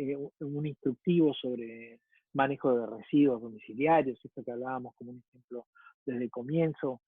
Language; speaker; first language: Spanish; native; Spanish